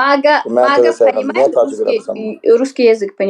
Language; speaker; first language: Russian; non-native, learner; Uzbek